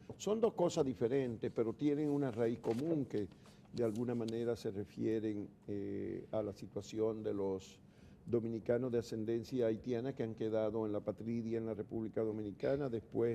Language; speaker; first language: Spanish; native; Spanish